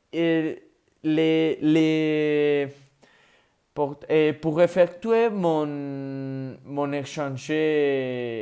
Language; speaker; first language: French; non-native, learner; Spanish